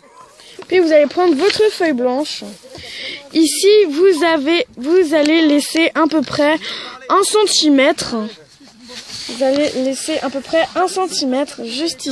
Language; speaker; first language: French; native; French